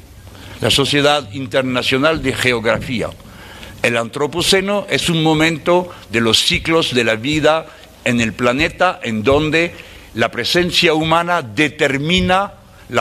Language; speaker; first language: Spanish; non-native, fluent; French